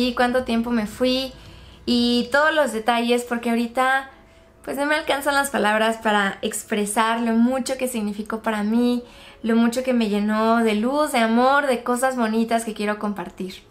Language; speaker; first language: Spanish; native; Spanish